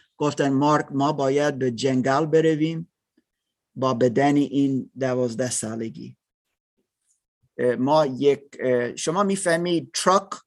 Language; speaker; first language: Persian; non-native, learner; German